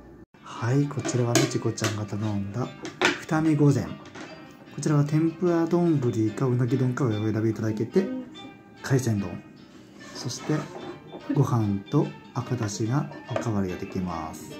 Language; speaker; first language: Japanese; native; Japanese